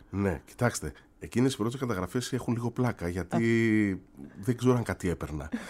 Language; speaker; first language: Greek; native; Greek